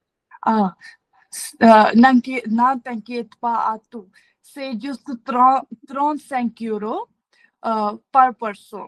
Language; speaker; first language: French; non-native, learner; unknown